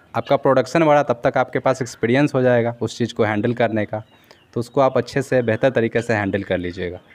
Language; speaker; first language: Hindi; native; Hindi